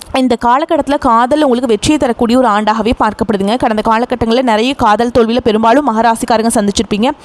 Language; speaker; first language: Tamil; native; Tamil